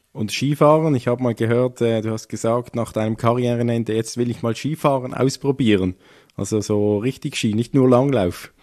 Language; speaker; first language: German; native; German